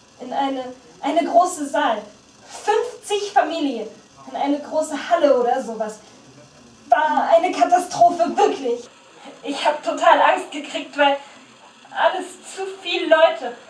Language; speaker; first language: German; non-native, learner; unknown